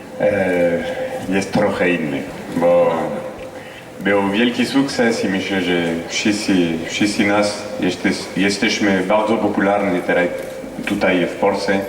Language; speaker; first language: Polish; non-native, learner; French